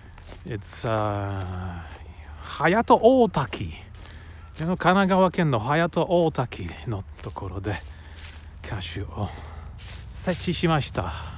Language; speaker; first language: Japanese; non-native, learner; English